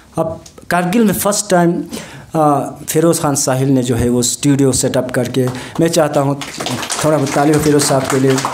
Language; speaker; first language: Hindi; non-native, local second language; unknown